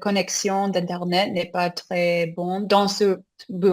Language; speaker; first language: French; non-native, fluent; English